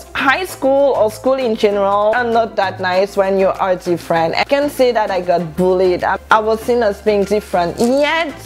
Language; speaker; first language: English; non-native, local second language; French